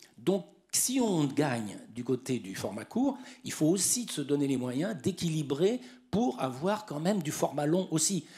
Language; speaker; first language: French; native; French